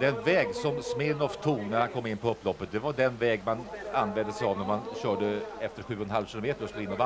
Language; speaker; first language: Swedish; native; Swedish